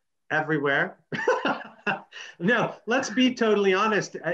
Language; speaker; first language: English; native; English